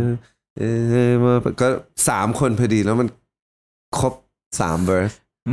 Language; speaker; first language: Thai; early bilingual, heritage; Thai